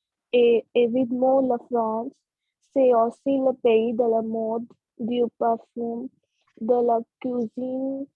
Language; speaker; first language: French; non-native, learner; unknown